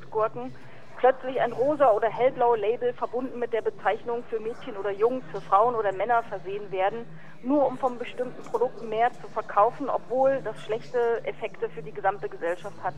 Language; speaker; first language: German; native; German